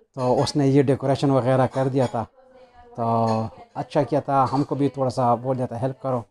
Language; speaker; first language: Urdu; non-native, fluent; Pashto